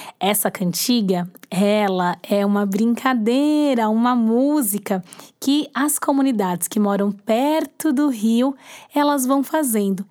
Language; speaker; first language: Portuguese; native; Portuguese